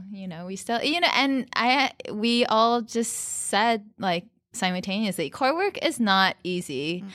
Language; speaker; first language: English; native; English